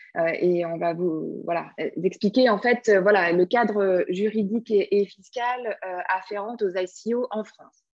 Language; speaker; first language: French; native; French